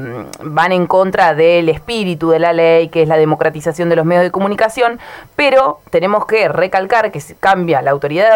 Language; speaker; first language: Spanish; native; Spanish